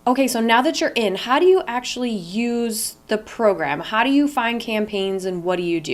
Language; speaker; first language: English; native; English